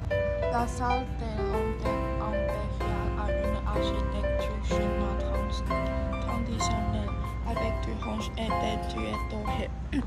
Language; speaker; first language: French; non-native, learner; Chinese